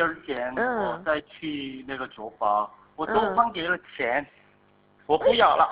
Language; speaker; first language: Chinese; non-native, fluent; Korean